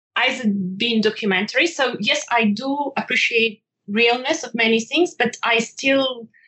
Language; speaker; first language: English; non-native, fluent; Ukrainian